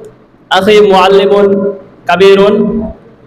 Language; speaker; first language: Arabic; non-native, learner; Bangla